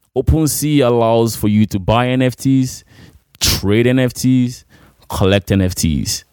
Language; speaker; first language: English; non-native, local second language; Igbo